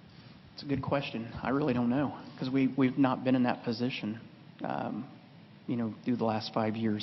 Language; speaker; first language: English; native; English